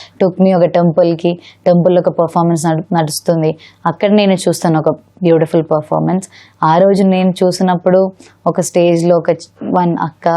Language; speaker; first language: Telugu; non-native, learner; Malayalam